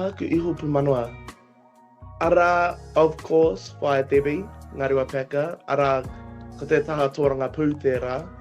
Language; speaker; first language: Māori; non-native, local second language; English